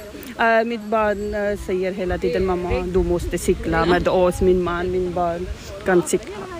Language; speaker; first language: Swedish; non-native, learner; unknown